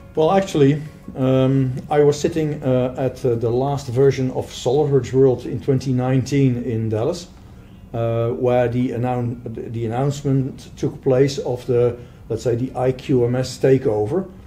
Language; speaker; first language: English; non-native, fluent; Dutch